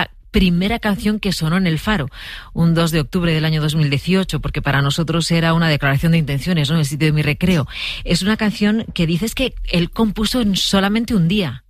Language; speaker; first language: Spanish; native; Spanish